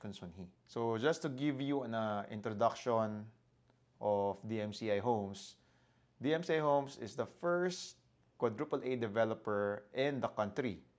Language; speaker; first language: English; non-native, local second language; Filipino